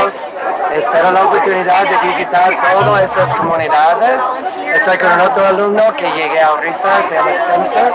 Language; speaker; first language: Spanish; non-native, fluent; English